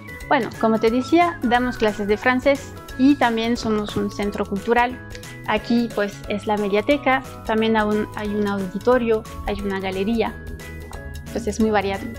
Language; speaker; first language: Spanish; non-native, fluent; French